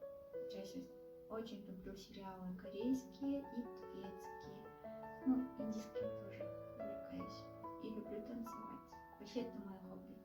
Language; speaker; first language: Russian; non-native, local second language; Kazakh